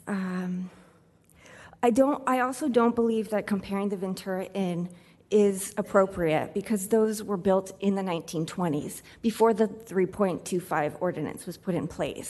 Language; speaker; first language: English; native; English